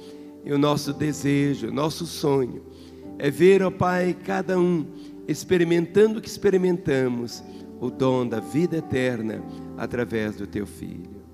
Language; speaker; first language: Portuguese; native; Portuguese